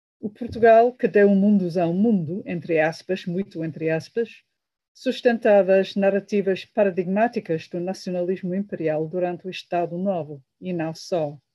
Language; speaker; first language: Portuguese; non-native, fluent; English